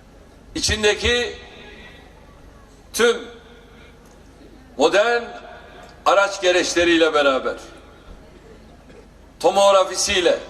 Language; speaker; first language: Turkish; native; Turkish